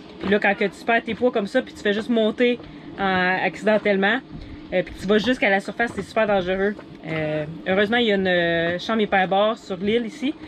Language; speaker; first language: French; native; French